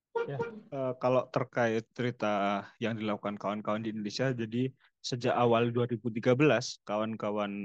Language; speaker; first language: Indonesian; non-native, local second language; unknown